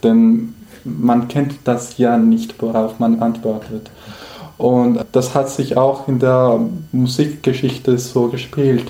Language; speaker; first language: German; non-native, fluent; Spanish